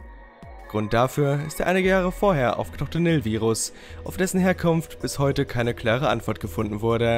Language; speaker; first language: German; native; German